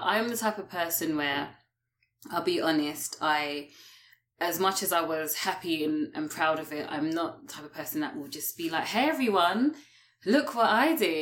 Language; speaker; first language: English; native; English